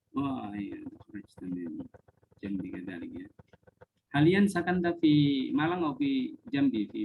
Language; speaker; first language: Arabic; non-native, fluent; Indonesian